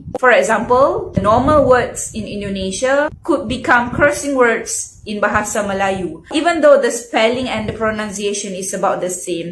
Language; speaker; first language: English; non-native, local second language; Malay